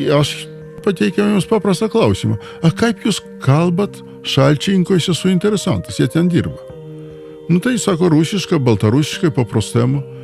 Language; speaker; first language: Lithuanian; non-native, local second language; Polish